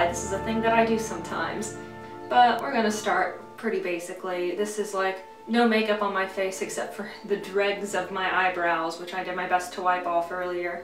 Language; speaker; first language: English; native; English